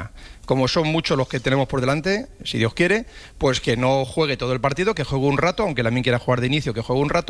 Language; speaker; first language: Spanish; native; Spanish